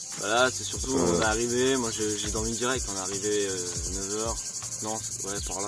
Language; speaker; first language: French; native; French